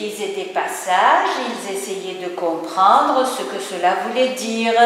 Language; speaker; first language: French; native; French